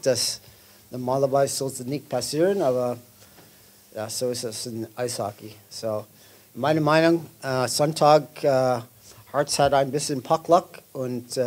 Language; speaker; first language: German; non-native, learner; English